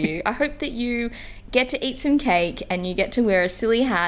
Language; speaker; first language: English; native; English